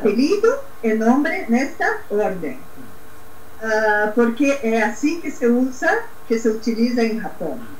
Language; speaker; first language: Spanish; non-native, learner; Portuguese